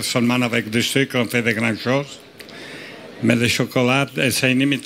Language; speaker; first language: French; non-native, fluent; Italian